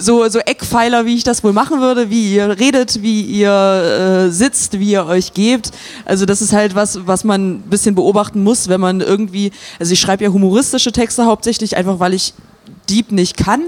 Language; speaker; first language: German; native; German